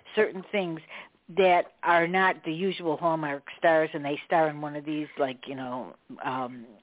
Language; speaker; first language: English; native; English